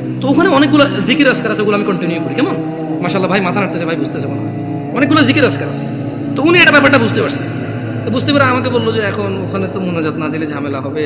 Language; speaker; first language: Bangla; early bilingual, heritage; Bangla